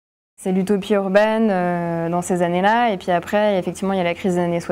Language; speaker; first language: French; native; French